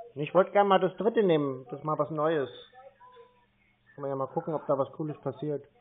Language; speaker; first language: German; native; German